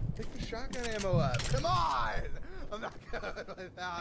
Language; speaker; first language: English; native; English